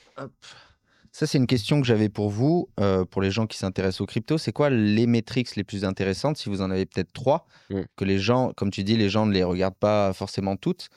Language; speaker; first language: French; native; French